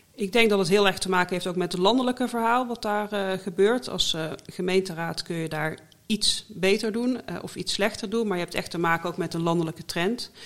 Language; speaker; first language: Dutch; native; Dutch